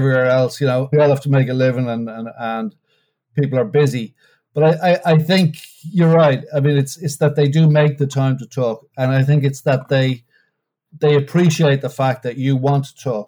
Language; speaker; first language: English; native; English